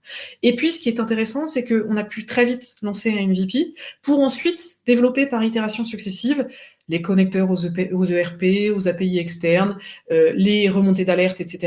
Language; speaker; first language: French; native; French